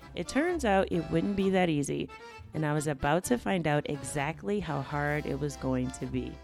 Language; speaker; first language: English; native; English